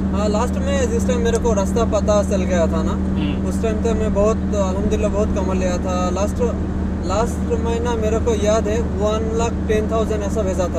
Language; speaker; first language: Hindi; non-native, fluent; Bangla